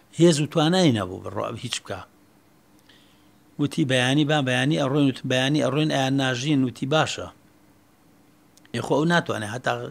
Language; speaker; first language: Central Kurdish; native; Central Kurdish